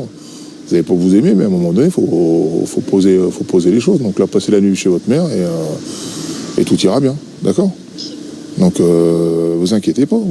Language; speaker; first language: French; native; French